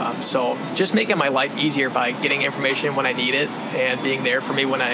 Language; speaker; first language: English; native; English